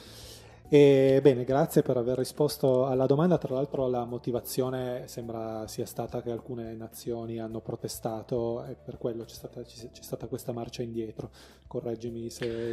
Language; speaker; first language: Italian; native; Italian